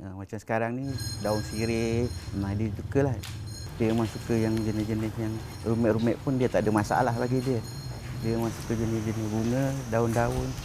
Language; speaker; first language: Malay; native; Malay